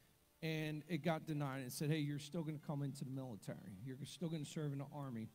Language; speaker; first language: English; native; English